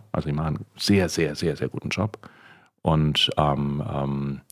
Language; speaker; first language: German; native; German